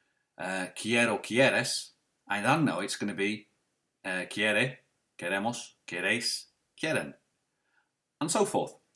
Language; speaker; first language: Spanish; non-native, fluent; English